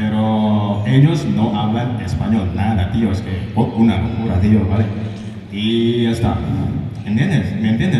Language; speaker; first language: Spanish; non-native, learner; Indonesian